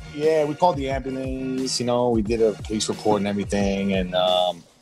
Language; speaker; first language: English; native; English